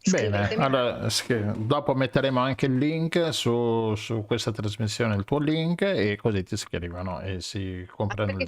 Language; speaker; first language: Italian; native; Italian